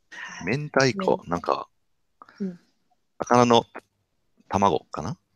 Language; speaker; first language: Japanese; non-native, fluent; English